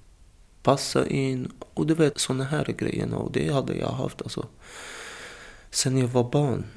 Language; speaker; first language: Swedish; non-native, fluent; Arabic